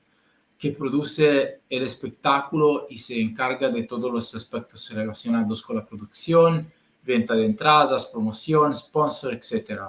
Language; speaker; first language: Spanish; non-native, learner; Italian